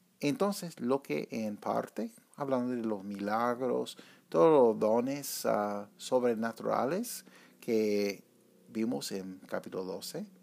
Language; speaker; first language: Spanish; non-native, fluent; English